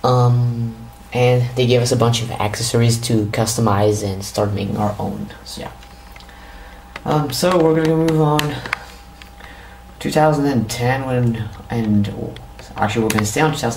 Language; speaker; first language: English; native; English